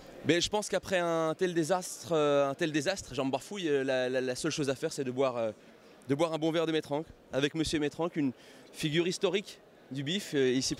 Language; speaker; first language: French; native; French